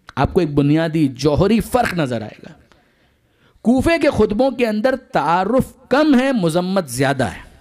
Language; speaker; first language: Urdu; non-native, local second language; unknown